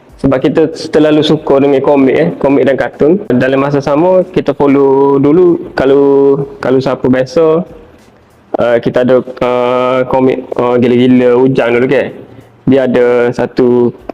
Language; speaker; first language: Malay; native; Malay